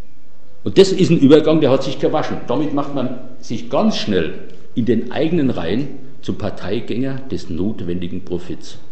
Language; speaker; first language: German; native; German